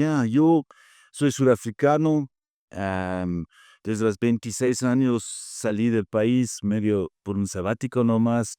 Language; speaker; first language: Spanish; non-native, fluent; English